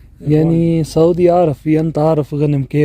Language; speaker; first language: Arabic; non-native, learner; Urdu